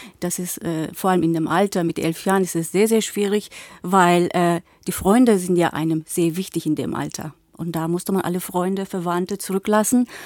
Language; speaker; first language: German; early bilingual, other home language; Turkish